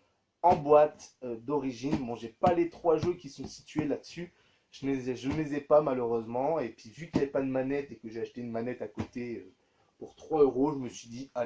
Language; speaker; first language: French; native; French